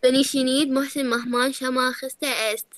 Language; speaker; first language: Persian; non-native, learner; Arabic